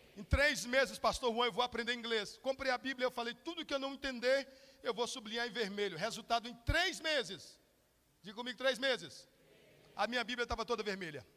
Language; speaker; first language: Portuguese; native; Portuguese